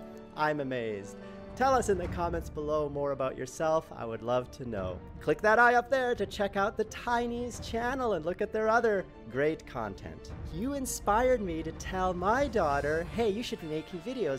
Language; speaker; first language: English; native; English